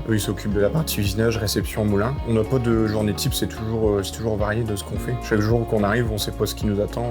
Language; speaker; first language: French; native; French